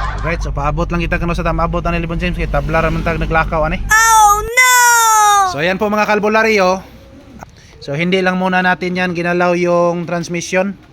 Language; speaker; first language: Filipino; non-native, local second language; Cebuano